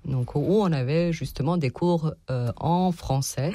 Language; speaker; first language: French; non-native, fluent; Serbian